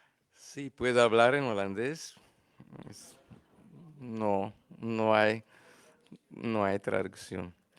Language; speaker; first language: Spanish; non-native, learner; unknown